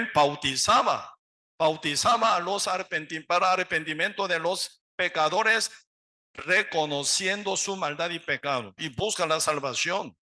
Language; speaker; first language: Spanish; non-native, learner; Korean